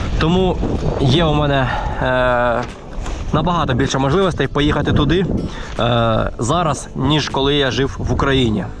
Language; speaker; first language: Ukrainian; non-native, local second language; Russian